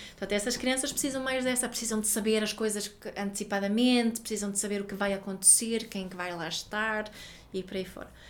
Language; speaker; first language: Portuguese; non-native, fluent; Swedish